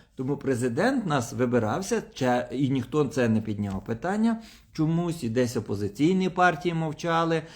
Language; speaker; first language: Ukrainian; non-native, local second language; Russian